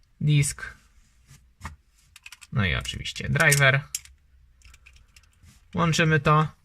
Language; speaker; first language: Polish; native; Polish